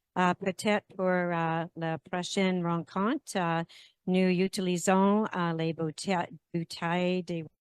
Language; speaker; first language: French; non-native, learner; English